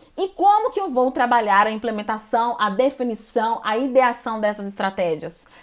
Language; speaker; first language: Portuguese; native; Portuguese